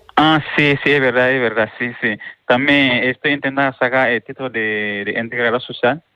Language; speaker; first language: Spanish; non-native, learner; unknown